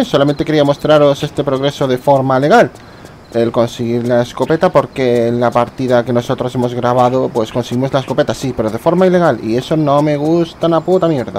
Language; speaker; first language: Spanish; native; Spanish